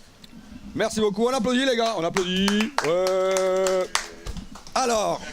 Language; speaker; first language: French; native; French